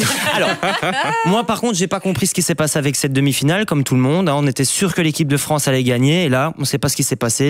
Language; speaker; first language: French; native; French